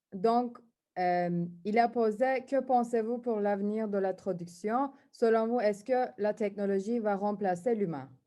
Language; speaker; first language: French; non-native, fluent; Turkish